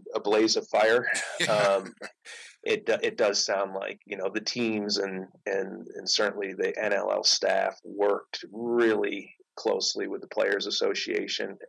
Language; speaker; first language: English; native; English